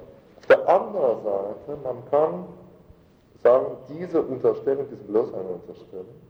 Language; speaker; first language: German; non-native, fluent; Russian